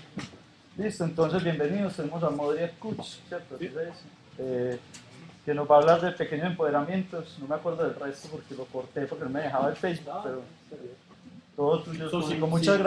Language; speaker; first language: Spanish; native; Spanish